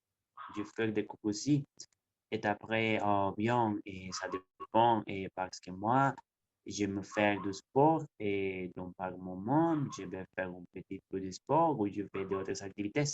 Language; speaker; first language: French; non-native, learner; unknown